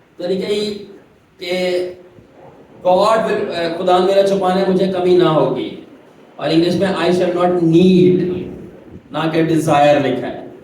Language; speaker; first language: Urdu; non-native, local second language; Punjabi